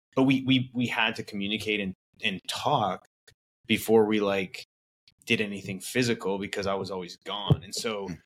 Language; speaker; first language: English; native; English